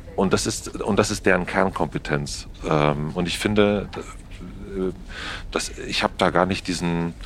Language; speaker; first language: German; native; German